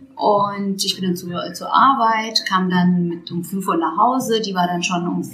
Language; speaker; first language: German; non-native, fluent; Turkish